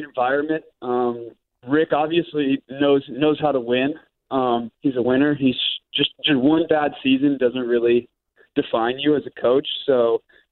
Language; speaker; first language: English; native; English